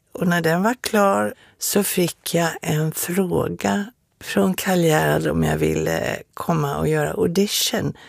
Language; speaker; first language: Swedish; native; Swedish